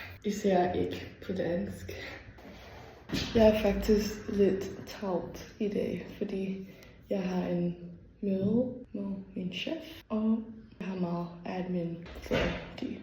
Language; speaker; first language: Danish; non-native, learner; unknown